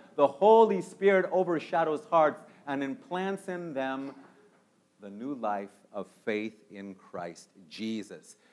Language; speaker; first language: English; early bilingual, other home language; Spanish